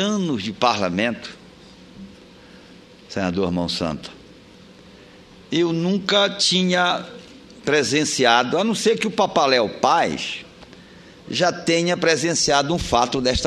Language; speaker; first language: Portuguese; native; Portuguese